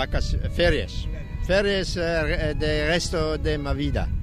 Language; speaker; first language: Portuguese; non-native, learner; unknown